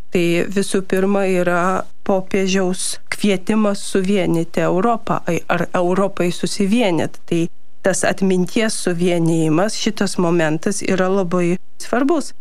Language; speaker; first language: Lithuanian; early bilingual, heritage; Lithuanian